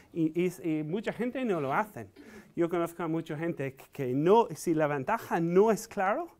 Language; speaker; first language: Spanish; non-native, fluent; English